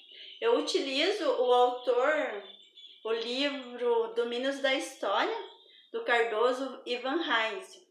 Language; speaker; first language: Portuguese; native; Portuguese